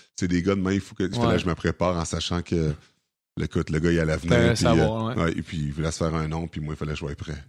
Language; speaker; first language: French; native; French